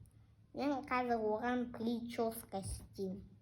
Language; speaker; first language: Kazakh; non-native, local second language; Russian